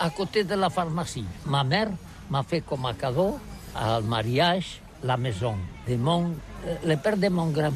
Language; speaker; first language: French; non-native, learner; Catalan